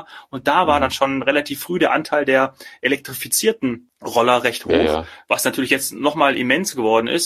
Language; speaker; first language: German; native; German